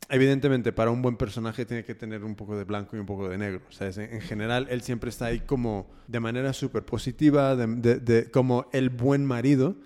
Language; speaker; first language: Spanish; early bilingual, heritage; Spanish